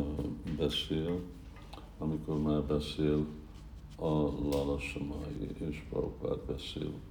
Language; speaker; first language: Hungarian; early bilingual, heritage; Hungarian